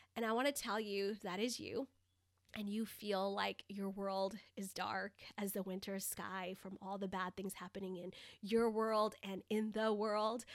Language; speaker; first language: English; early bilingual, other home language; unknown